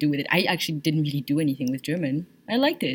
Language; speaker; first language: English; non-native, fluent; French